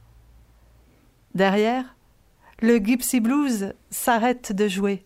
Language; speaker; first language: French; early bilingual, other home language; Italian